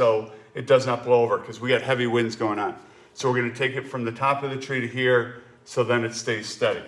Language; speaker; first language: English; native; English